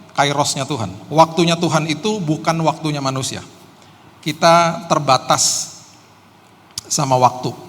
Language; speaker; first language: Indonesian; native; Indonesian